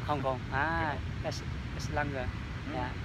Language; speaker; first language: German; non-native, learner; Vietnamese